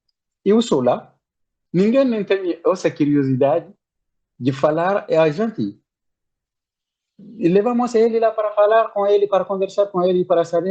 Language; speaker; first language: Portuguese; non-native, learner; Bambara